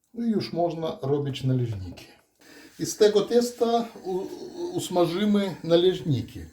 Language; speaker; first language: Polish; non-native, learner; Russian